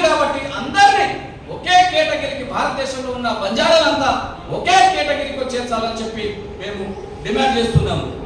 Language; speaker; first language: Telugu; non-native, local second language; Lambadi